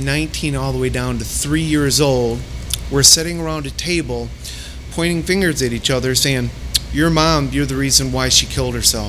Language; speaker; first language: English; native; English